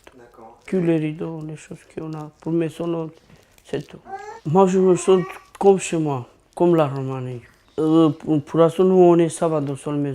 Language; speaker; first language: French; non-native, learner; Romanian